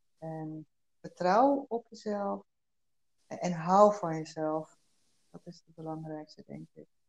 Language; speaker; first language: Dutch; early bilingual, other home language; Korean